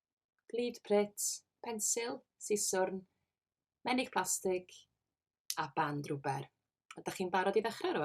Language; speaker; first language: Welsh; native; Welsh